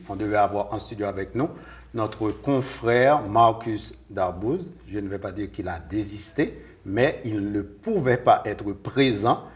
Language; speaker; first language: French; non-native, local second language; Haitian Creole